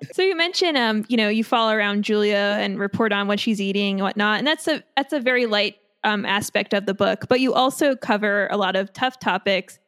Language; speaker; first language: English; native; English